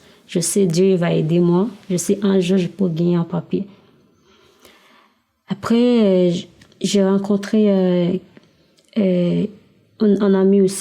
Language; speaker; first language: French; non-native, learner; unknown